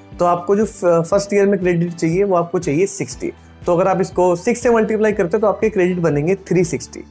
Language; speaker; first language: Hindi; native; Hindi